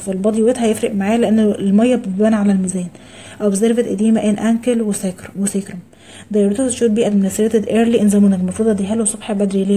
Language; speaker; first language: Arabic; native; Arabic